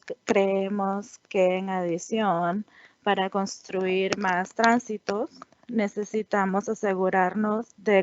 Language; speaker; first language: Spanish; non-native, fluent; English